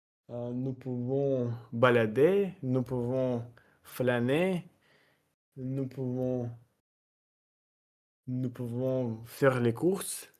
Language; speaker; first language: French; non-native, learner; Russian